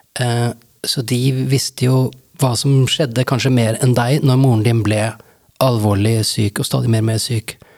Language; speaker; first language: Norwegian; native; Norwegian